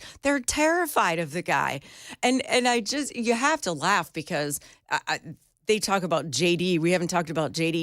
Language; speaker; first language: English; native; English